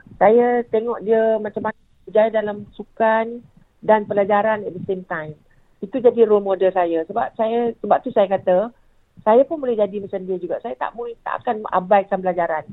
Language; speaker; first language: Malay; native; Malay